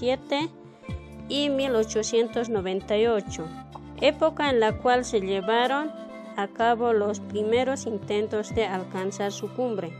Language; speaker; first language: Spanish; native; Spanish